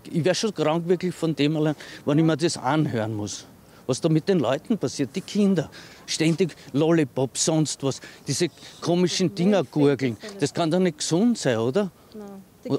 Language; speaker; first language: German; native; German